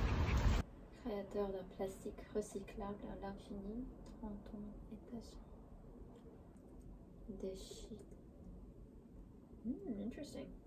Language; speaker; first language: French; non-native, fluent; Korean